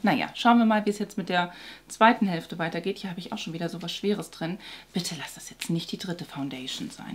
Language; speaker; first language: German; native; German